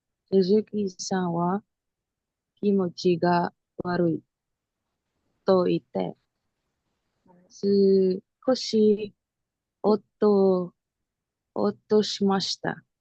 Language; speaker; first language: Japanese; non-native, learner; Filipino